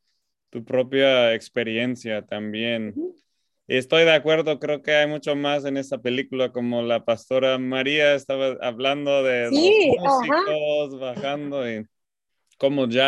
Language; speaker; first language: Spanish; non-native, fluent; English